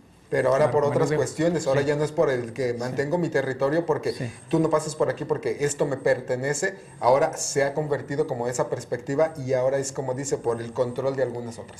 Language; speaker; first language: Spanish; native; Spanish